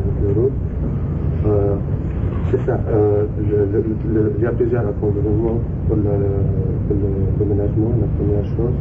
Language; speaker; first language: French; non-native, learner; Arabic